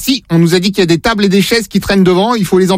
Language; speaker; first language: French; native; French